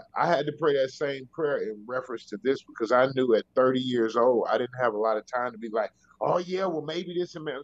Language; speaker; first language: English; native; English